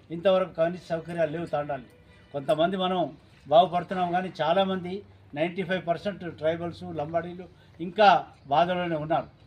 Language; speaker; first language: Telugu; non-native, local second language; Lambadi